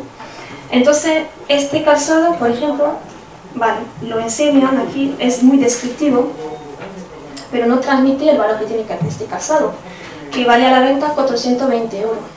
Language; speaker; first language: Spanish; non-native, fluent; French